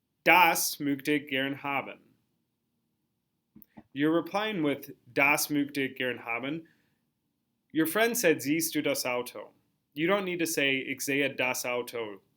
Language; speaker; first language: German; non-native, fluent; English